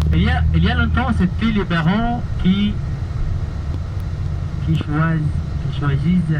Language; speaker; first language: French; non-native, learner; Arabic